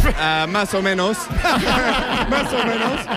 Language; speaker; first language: Spanish; non-native, learner; English